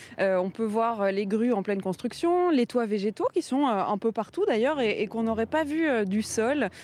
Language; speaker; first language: French; native; French